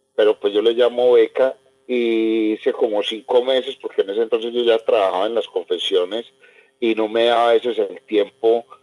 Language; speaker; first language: Spanish; native; Spanish